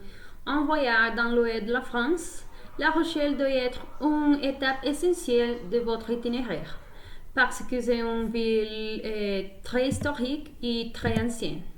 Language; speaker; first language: French; non-native, learner; Spanish